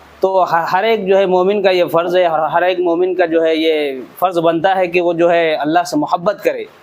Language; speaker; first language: Urdu; native; Urdu